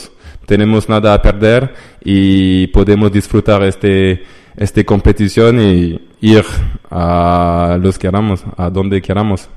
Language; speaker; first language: Spanish; non-native, learner; French